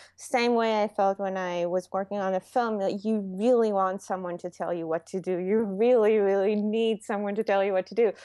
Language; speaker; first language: English; non-native, fluent; Hebrew